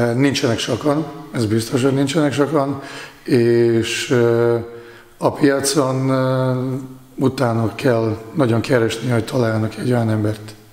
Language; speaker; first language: Hungarian; non-native, fluent; Bosnian